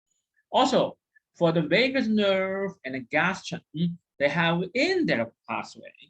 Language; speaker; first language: English; non-native, fluent; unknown